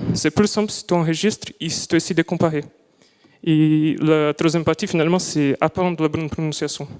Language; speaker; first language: French; non-native, fluent; Portuguese